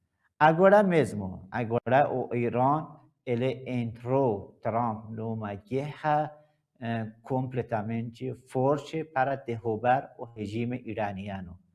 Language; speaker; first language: Portuguese; non-native, learner; Persian